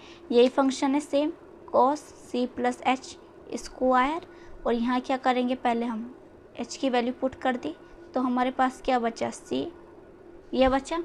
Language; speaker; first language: Hindi; native; Hindi